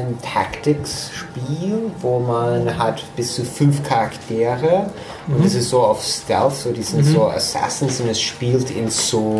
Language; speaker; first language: German; non-native, fluent; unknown